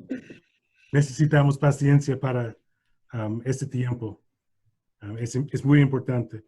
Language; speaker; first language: Spanish; non-native, learner; English